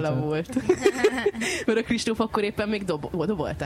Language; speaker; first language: Hungarian; native; Hungarian